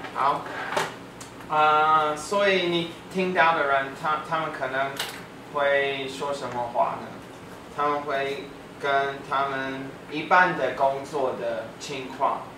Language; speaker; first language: Chinese; non-native, fluent; English